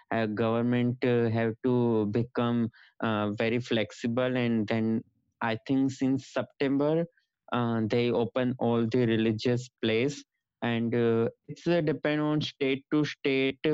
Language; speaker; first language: English; non-native, local second language; Gujarati